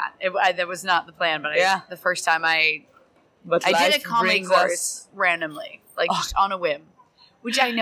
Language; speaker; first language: English; native; English